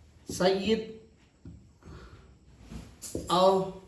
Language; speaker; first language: Arabic; non-native, fluent; Indonesian